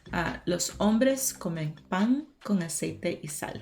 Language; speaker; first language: Spanish; non-native, learner; English